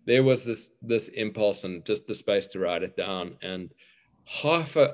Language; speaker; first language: English; native; English